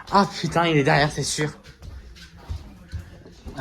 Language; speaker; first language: French; native; French